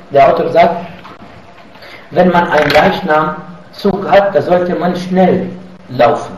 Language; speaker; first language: German; non-native, fluent; Arabic